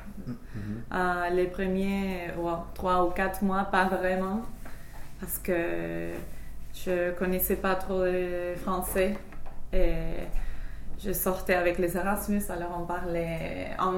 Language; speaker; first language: French; non-native, fluent; English